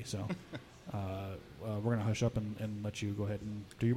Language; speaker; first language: English; native; English